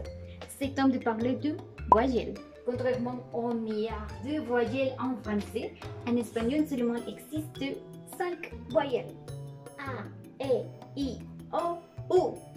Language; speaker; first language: French; non-native, learner; Spanish